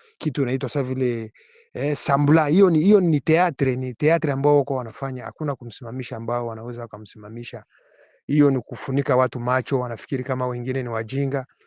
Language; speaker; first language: Swahili; non-native, local second language; Kinyarwanda